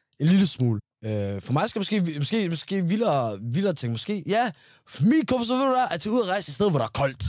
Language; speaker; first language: Danish; early bilingual, other home language; Somali